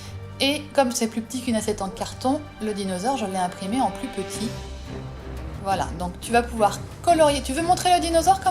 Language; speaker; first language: French; native; French